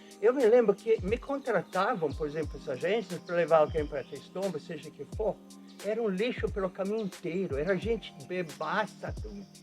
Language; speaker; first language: Portuguese; non-native, fluent; Italian